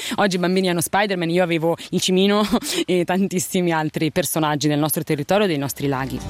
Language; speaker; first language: Italian; native; Italian